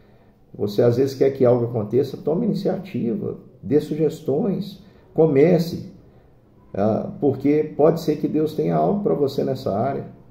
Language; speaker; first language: Portuguese; native; Portuguese